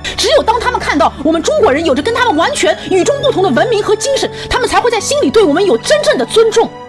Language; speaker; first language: Chinese; native; Chinese